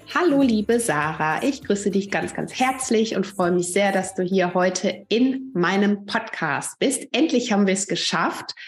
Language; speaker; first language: German; native; German